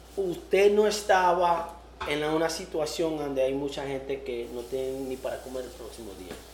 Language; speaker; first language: Spanish; early bilingual, heritage; Spanish